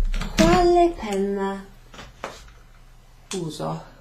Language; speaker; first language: Italian; non-native, fluent; English